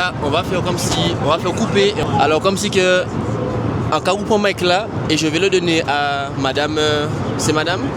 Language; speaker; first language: French; native; French